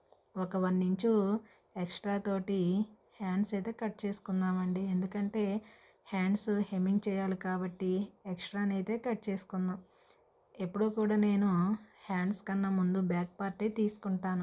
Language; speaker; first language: Telugu; native; Telugu